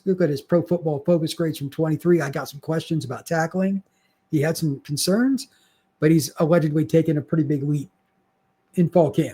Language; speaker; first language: English; native; English